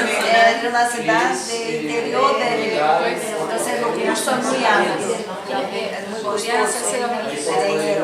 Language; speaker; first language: Spanish; non-native, learner; Portuguese